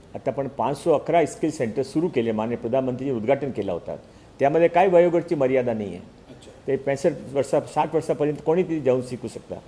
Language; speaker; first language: Marathi; non-native, local second language; Hindi